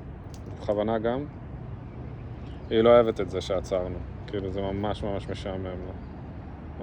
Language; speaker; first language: Hebrew; early bilingual, other home language; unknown